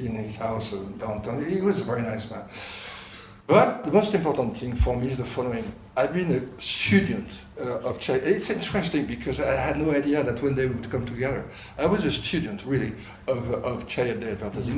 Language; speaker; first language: English; non-native, fluent; French